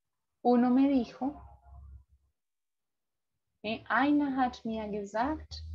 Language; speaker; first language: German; non-native, fluent; Spanish